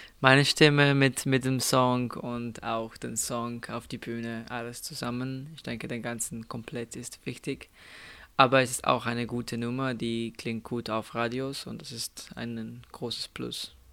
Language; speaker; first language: German; non-native, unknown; Slovenian